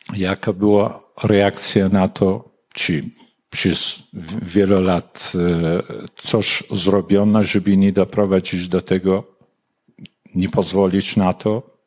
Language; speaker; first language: Polish; non-native, fluent; Kurdish